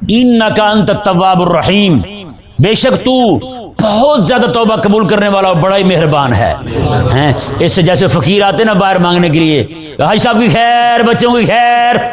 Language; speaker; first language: Urdu; non-native, local second language; Punjabi